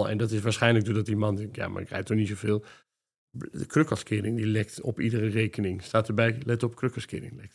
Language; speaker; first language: Dutch; native; Dutch